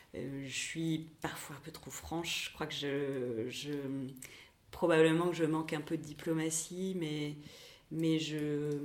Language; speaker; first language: French; native; French